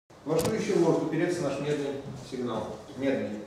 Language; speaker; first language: Russian; native; Russian